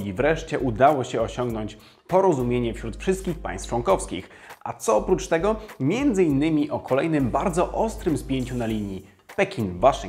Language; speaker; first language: Polish; native; Polish